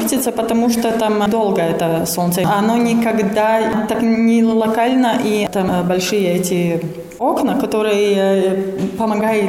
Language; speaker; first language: Russian; non-native, local second language; Latvian